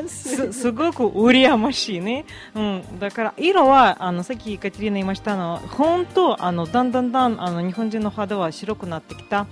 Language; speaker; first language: Japanese; non-native, fluent; Russian